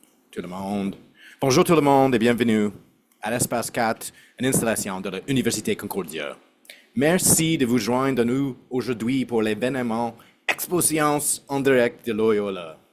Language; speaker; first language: French; non-native, fluent; English